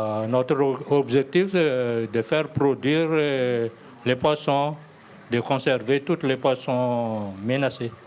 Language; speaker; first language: French; non-native, local second language; Malagasy